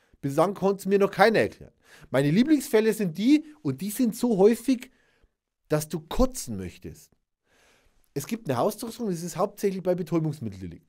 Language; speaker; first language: German; native; German